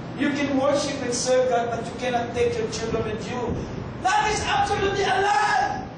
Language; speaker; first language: English; non-native, local second language; Filipino